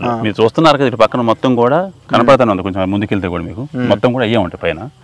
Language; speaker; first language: Telugu; native; Telugu